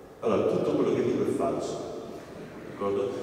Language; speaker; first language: Italian; native; Italian